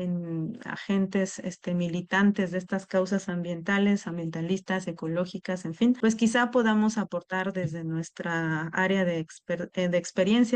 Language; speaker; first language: Spanish; native; Spanish